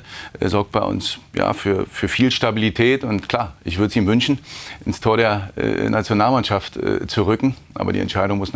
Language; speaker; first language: German; native; German